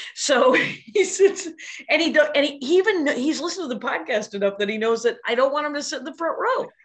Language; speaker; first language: English; native; English